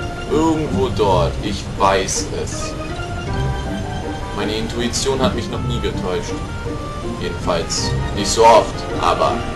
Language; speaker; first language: German; native; German